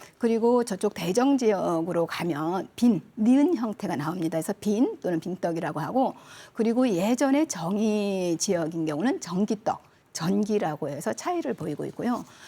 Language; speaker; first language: Korean; native; Korean